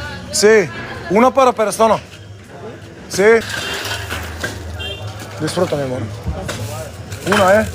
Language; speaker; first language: Spanish; non-native, learner; Bulgarian